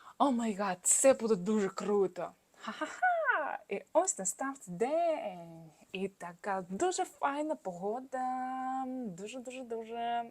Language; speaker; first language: Ukrainian; non-native, local second language; Russian